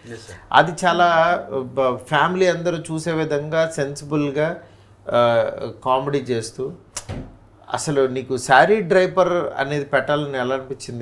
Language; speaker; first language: Telugu; native; Telugu